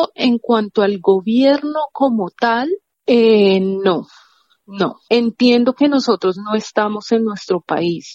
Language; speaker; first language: Spanish; native; Spanish